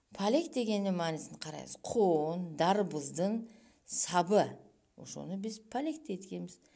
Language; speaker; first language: Kyrgyz; non-native, local second language; Uzbek